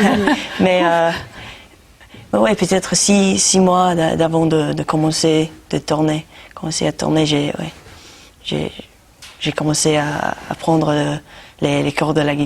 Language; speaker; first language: French; non-native, learner; English